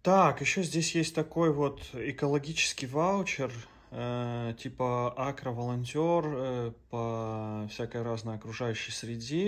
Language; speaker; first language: Russian; native; Russian